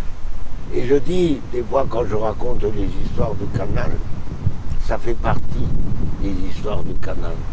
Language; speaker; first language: French; native; French